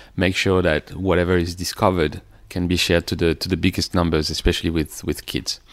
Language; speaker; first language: English; non-native, fluent; French